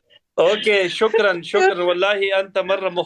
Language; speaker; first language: Arabic; non-native, learner; Pashto